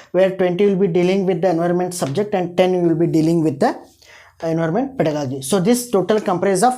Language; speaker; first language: English; non-native, local second language; Kannada